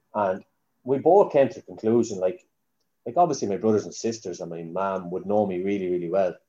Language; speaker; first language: English; native; English